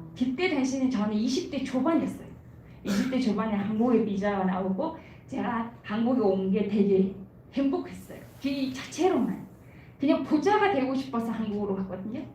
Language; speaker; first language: Korean; non-native, fluent; Mongolian